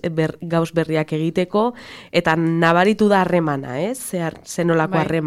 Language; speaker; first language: Basque; non-native, local second language; Spanish